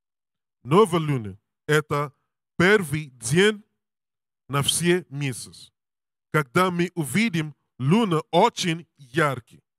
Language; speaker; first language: Russian; non-native, learner; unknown